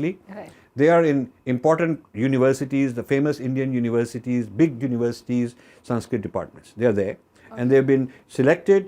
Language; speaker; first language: English; non-native, local second language; Hindi